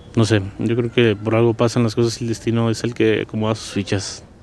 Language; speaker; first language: Spanish; native; Spanish